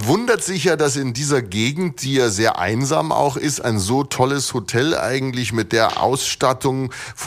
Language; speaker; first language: German; native; German